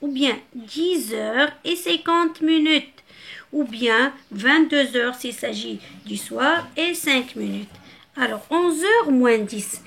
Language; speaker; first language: French; non-native, local second language; Arabic